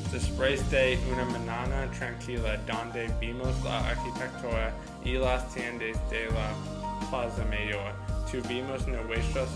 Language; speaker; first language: Spanish; non-native, learner; English